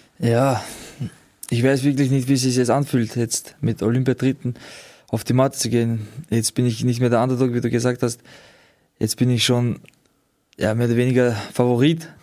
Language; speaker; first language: German; early bilingual, other home language; Georgian